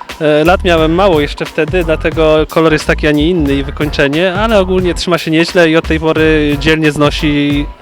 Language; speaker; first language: Polish; native; Polish